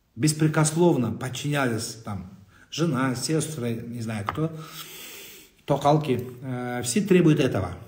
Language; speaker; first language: Russian; non-native, local second language; Kazakh